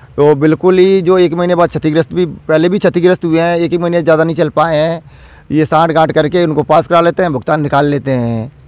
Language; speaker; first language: Hindi; native; Hindi